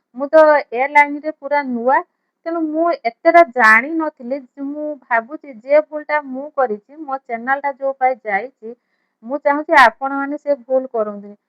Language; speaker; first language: Odia; native; Odia